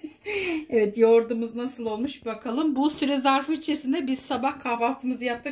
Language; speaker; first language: Turkish; native; Turkish